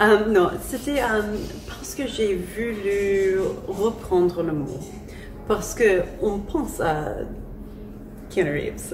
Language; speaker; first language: French; non-native, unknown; English